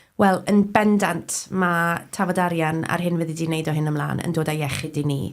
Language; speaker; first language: Welsh; native; Welsh